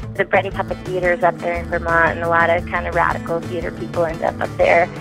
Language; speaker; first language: English; native; English